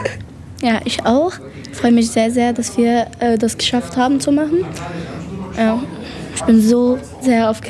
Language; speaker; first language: German; non-native, learner; Arabic